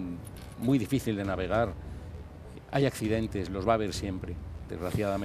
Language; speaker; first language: Spanish; native; Spanish